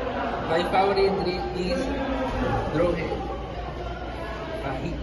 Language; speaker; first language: English; non-native, learner; Spanish